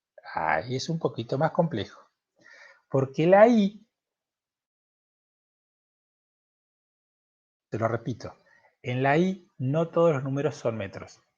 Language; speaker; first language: Spanish; native; Spanish